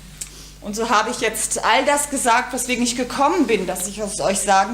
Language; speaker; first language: German; native; German